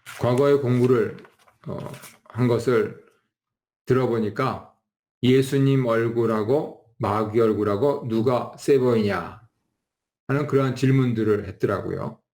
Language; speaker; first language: Korean; native; Korean